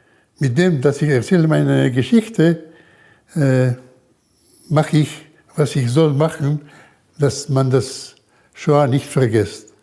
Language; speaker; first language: German; early bilingual, heritage; German